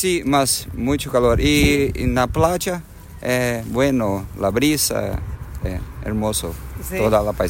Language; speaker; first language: Spanish; non-native, learner; Portuguese